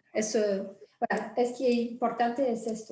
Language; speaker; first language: Spanish; non-native, fluent; French